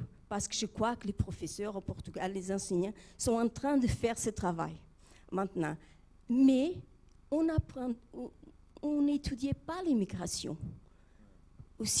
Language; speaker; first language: French; non-native, fluent; Portuguese